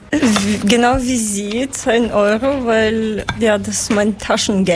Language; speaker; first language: German; non-native, learner; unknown